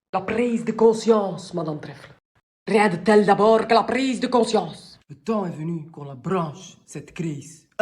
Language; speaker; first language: French; native; French